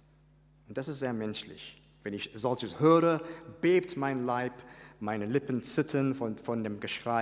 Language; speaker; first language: German; non-native, fluent; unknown